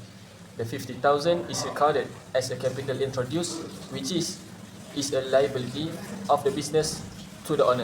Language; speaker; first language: English; non-native, local second language; Malay